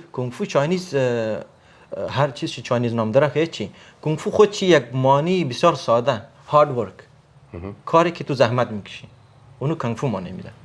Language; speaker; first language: Persian; native; Persian